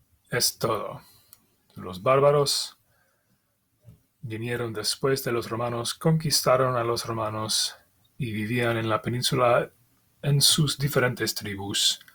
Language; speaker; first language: Spanish; non-native, fluent; English